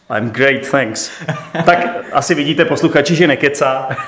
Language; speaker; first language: Czech; native; Czech